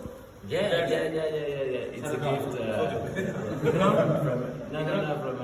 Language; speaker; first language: English; non-native, learner; French